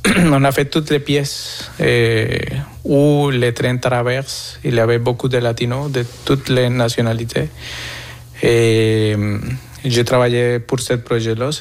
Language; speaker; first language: French; non-native, fluent; Spanish